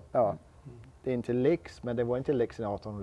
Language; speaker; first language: Swedish; non-native, learner; English